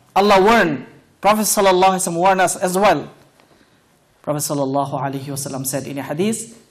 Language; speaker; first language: English; non-native, local second language; Bangla